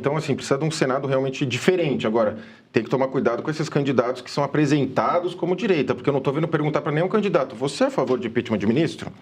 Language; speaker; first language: Portuguese; native; Portuguese